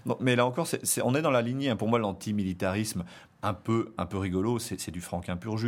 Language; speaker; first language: French; native; French